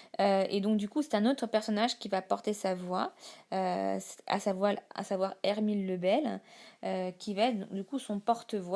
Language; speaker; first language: French; native; French